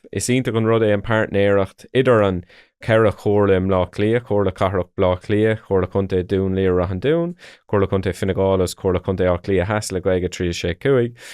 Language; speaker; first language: Irish; non-native, local second language; English